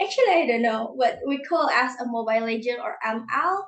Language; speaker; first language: English; non-native, learner; Indonesian